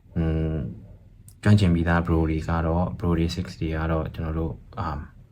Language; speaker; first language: Burmese; native; Burmese